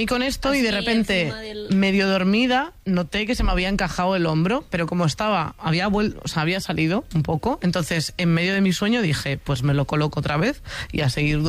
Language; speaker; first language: Spanish; native; Spanish